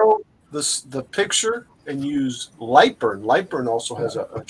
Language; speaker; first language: English; native; English